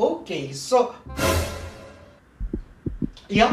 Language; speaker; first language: German; non-native, learner; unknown